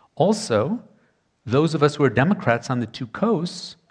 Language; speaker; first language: English; native; English